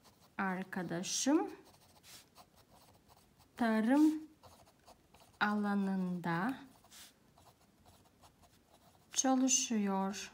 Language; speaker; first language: Turkish; non-native, fluent; Bulgarian